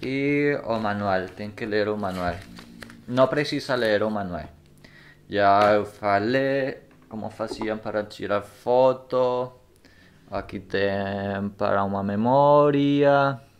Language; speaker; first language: Spanish; non-native, learner; Portuguese